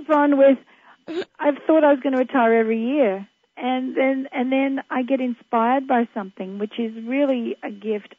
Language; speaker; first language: English; native; English